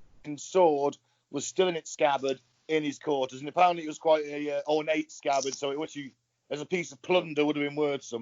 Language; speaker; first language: English; native; English